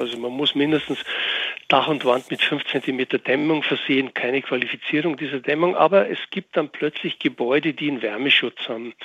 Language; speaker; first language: German; native; German